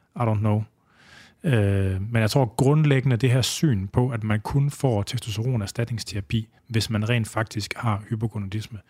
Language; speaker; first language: Danish; native; Danish